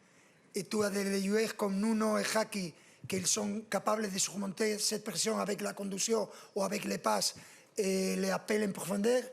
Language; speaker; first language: French; non-native, fluent; Spanish